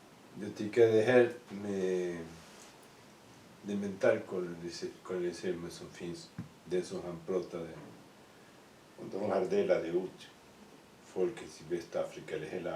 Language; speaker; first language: Swedish; non-native, fluent; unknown